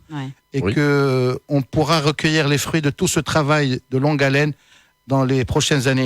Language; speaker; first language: French; native; French